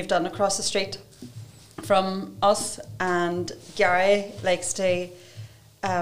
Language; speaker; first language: English; native; English